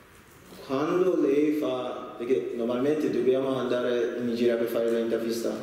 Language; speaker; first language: Italian; non-native, learner; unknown